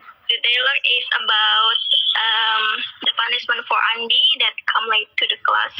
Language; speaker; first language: English; non-native, learner; Indonesian